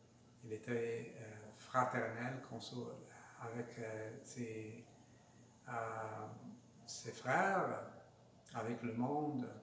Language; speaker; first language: French; non-native, learner; Spanish